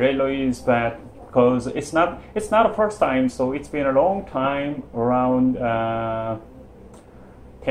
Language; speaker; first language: English; non-native, learner; Filipino